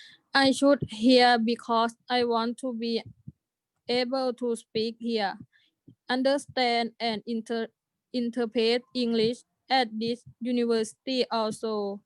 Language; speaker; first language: English; non-native, learner; Thai